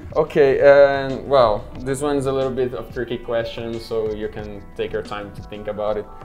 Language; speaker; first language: English; non-native, fluent; Portuguese